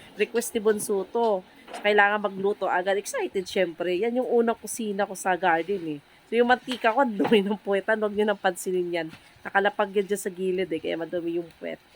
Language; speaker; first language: Filipino; non-native, local second language; Cebuano